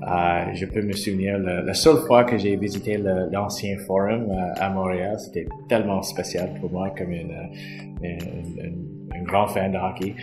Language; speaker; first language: French; non-native, local second language; English